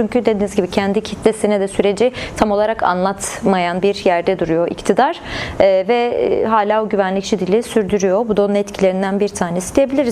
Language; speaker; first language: Turkish; native; Turkish